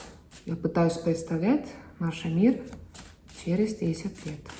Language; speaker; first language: Russian; non-native, fluent; Estonian